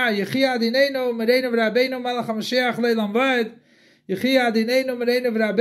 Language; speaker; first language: Hebrew; non-native, fluent; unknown